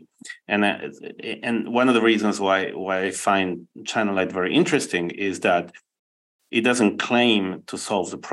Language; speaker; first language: English; non-native, fluent; Spanish